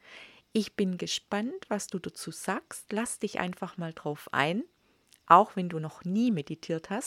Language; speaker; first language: German; native; German